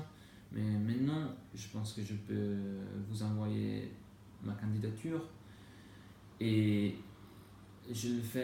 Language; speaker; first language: French; non-native, learner; Italian